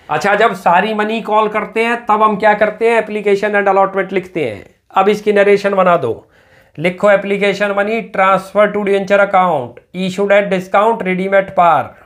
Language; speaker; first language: Hindi; native; Hindi